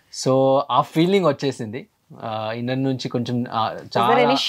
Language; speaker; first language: Telugu; early bilingual, heritage; Telugu